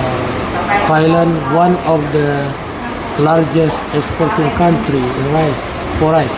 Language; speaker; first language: English; non-native, learner; Indonesian